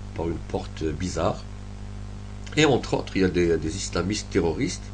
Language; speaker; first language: French; non-native, local second language; Arabic